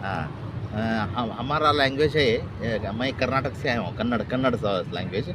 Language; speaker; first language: Hindi; non-native, local second language; Kannada